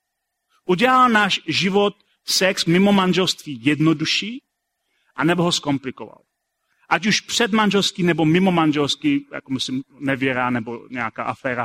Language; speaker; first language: Czech; native; Czech